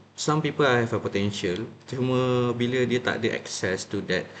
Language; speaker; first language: English; non-native, local second language; Malay